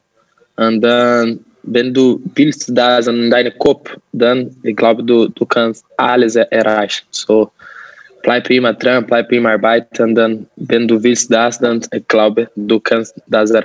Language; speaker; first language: German; non-native, learner; Portuguese